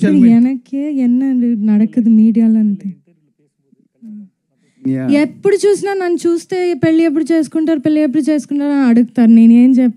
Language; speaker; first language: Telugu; non-native, fluent; Tamil